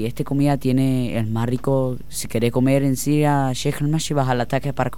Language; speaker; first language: Spanish; non-native, learner; Arabic